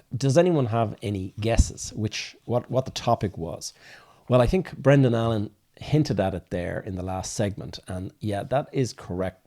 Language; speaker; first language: English; native; English